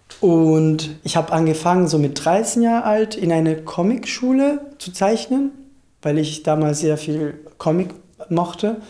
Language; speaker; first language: German; non-native, fluent; Italian